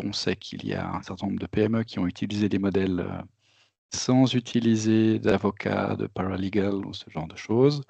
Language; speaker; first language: French; native; French